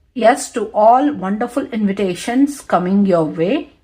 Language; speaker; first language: English; non-native, local second language; Tamil